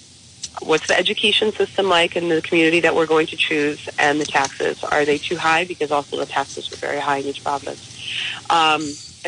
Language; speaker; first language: English; native; English